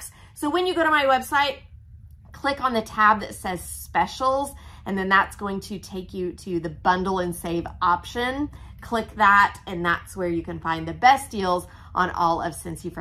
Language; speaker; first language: English; native; English